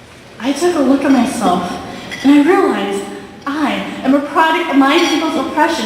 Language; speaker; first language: English; early bilingual, heritage; Vietnamese